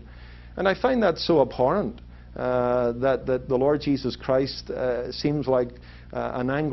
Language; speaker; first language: English; native; English